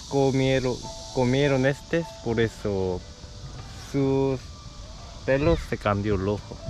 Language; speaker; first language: Spanish; non-native, learner; Korean